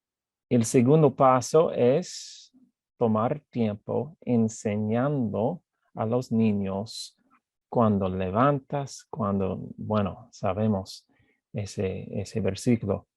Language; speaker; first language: Spanish; non-native, fluent; English